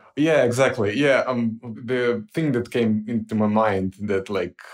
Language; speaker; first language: English; non-native, fluent; Ukrainian